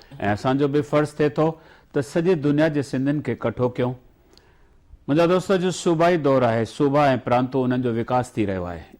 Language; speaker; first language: Sindhi; native; Sindhi